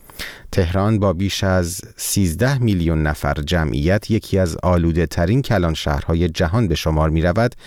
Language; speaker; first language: Persian; native; Persian